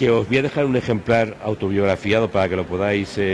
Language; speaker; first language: Spanish; native; Spanish